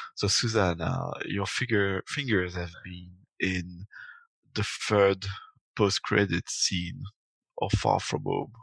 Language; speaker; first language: English; non-native, fluent; French